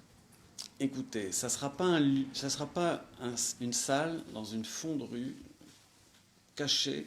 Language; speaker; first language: French; native; French